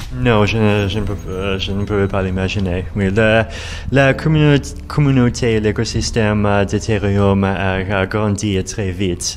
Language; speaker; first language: French; non-native, learner; Russian